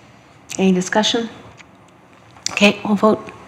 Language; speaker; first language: English; native; English